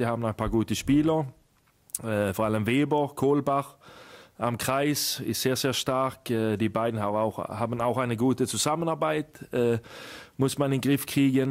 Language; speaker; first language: German; non-native, fluent; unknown